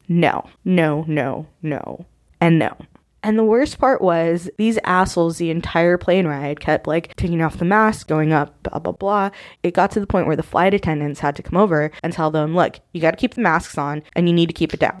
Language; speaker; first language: English; early bilingual, other home language; Spanish